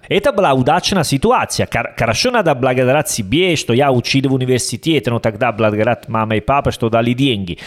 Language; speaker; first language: Russian; non-native, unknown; Italian